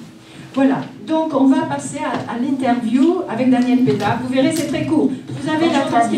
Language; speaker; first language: French; native; French